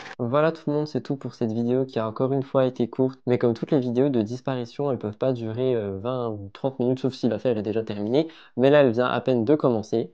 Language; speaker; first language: French; native; French